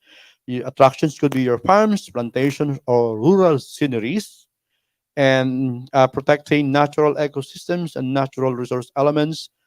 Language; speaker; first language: English; non-native, local second language; Filipino